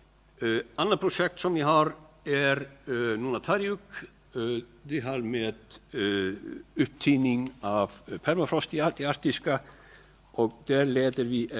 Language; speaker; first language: Swedish; non-native, fluent; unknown